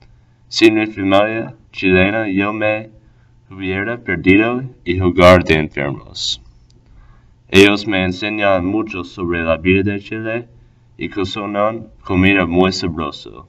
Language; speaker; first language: Spanish; non-native, learner; English